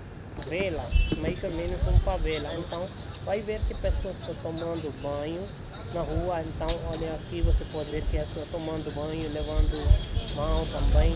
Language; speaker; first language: Portuguese; non-native, learner; Hindi